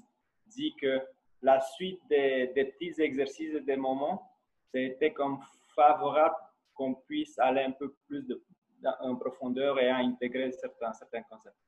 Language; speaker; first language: French; non-native, fluent; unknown